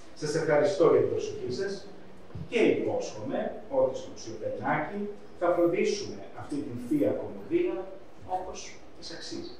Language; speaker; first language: Greek; native; Greek